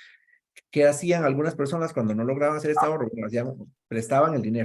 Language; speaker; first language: Spanish; native; Spanish